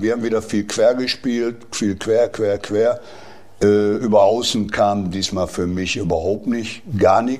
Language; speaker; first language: German; native; German